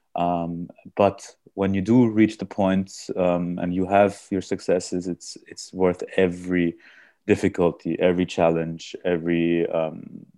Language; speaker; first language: English; early bilingual, heritage; German